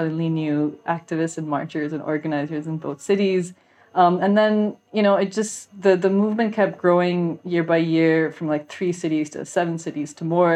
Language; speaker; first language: English; non-native, local second language; Urdu